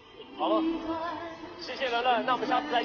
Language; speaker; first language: Chinese; native; Chinese